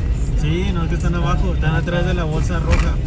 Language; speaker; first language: Spanish; native; Spanish